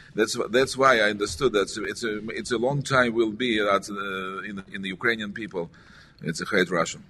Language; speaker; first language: English; non-native, learner; Russian